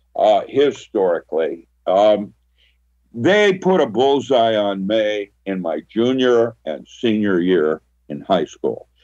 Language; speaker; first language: English; early bilingual, other home language; Filipino